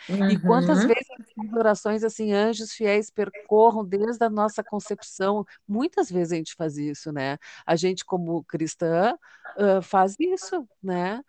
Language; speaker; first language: Portuguese; native; Portuguese